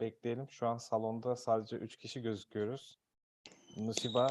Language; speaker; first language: Turkish; native; Turkish